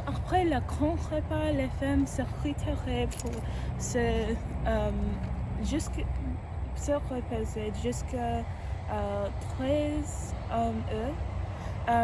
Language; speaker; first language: French; non-native, learner; English